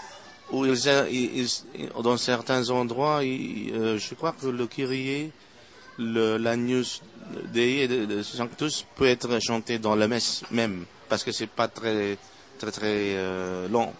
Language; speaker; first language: French; non-native, fluent; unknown